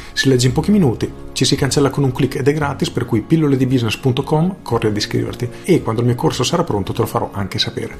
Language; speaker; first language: Italian; native; Italian